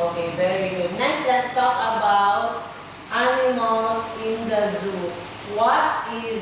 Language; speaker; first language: English; non-native, fluent; Vietnamese